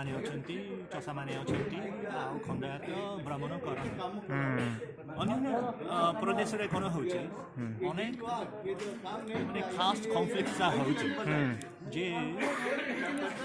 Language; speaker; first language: Odia; non-native, fluent; Japanese